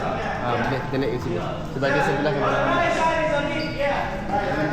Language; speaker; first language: Malay; native; Malay